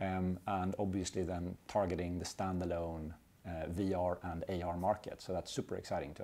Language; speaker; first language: English; non-native, fluent; Swedish